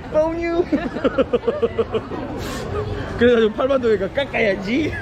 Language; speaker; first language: Korean; native; Korean